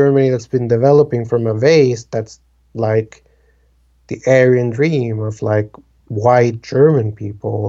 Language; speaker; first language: English; non-native, fluent; Spanish